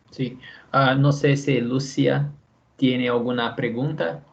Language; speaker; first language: Spanish; non-native, fluent; Portuguese